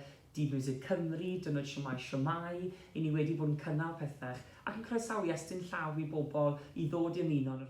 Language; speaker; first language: Welsh; native; Welsh